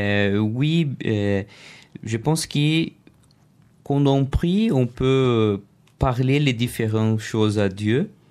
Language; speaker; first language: French; non-native, learner; Portuguese